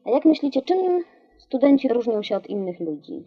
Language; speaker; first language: Polish; native; Polish